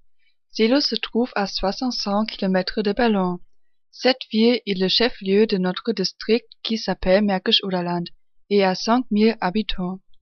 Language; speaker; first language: French; non-native, learner; German